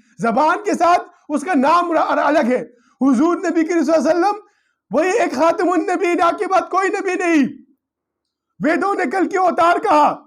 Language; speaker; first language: Urdu; non-native, local second language; Pashto